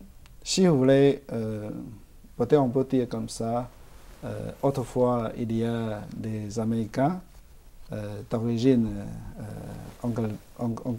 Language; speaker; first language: French; non-native, fluent; Chinese